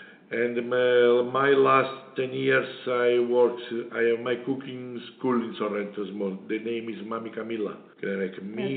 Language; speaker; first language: English; non-native, learner; Italian